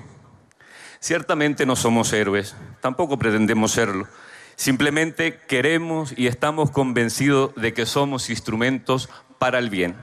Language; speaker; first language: Spanish; native; Spanish